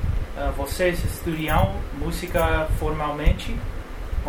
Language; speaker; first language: Portuguese; non-native, learner; Spanish